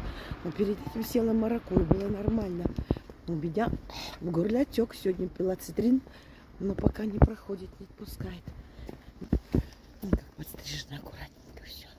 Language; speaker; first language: Russian; native; Russian